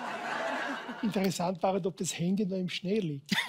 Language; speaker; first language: German; native; German